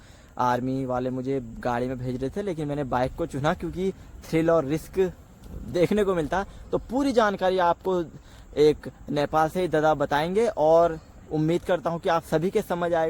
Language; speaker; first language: Hindi; native; Hindi